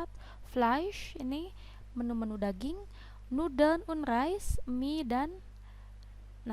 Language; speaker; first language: German; non-native, fluent; Indonesian